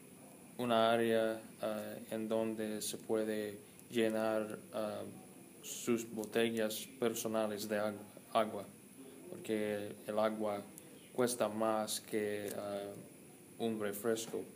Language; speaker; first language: Spanish; non-native, learner; English